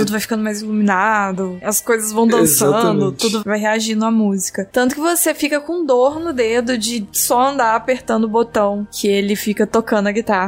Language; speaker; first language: Portuguese; native; Portuguese